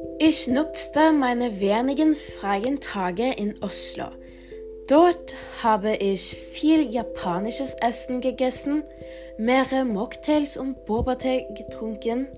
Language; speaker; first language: German; non-native, learner; Norwegian